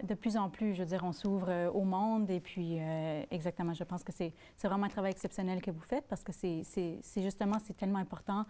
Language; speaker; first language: French; native; French